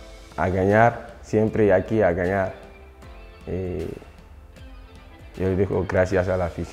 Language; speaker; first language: Spanish; non-native, learner; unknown